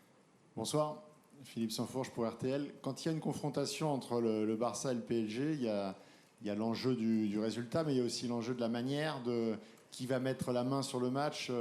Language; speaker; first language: French; native; French